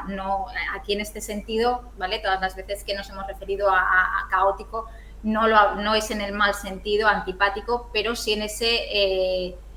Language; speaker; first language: Spanish; native; Spanish